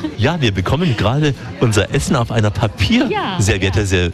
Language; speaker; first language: German; native; German